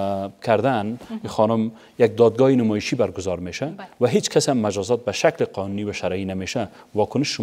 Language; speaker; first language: Persian; native; Persian